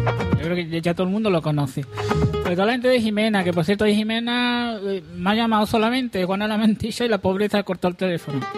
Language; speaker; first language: Spanish; native; Spanish